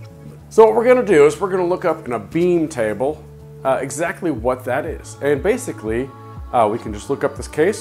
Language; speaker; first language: English; native; English